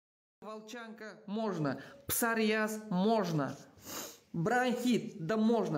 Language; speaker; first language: Russian; non-native, local second language; Uzbek